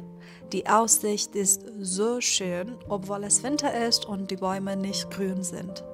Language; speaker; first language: German; non-native, fluent; Persian